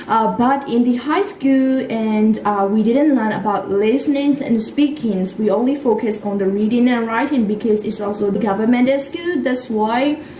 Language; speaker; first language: English; non-native, fluent; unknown